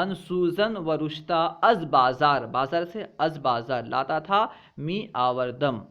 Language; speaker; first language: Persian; non-native, fluent; Urdu